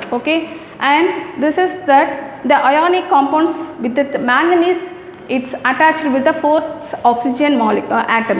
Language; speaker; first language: English; non-native, local second language; Tamil